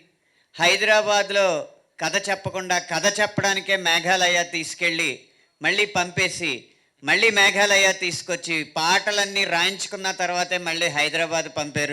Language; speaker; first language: Telugu; native; Telugu